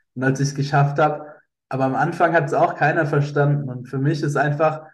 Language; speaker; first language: German; native; German